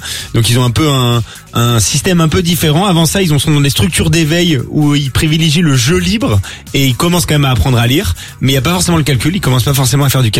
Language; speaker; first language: French; native; French